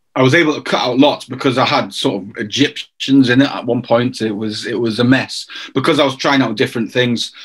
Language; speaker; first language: English; native; English